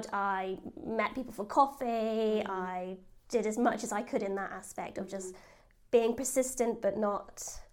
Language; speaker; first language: English; native; English